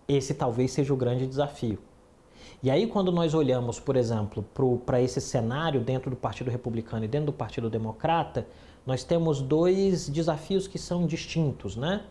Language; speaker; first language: Portuguese; native; Portuguese